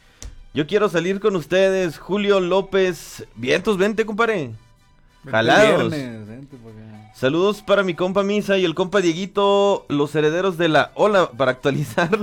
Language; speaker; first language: Spanish; native; Spanish